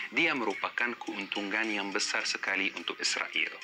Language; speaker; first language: Indonesian; non-native, fluent; Arabic